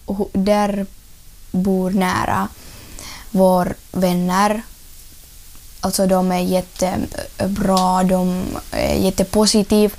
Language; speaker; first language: Swedish; non-native, learner; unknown